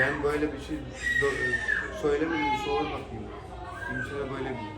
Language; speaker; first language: Turkish; non-native, learner; Urdu